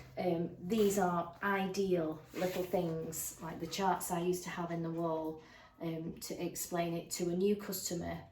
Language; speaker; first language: English; native; English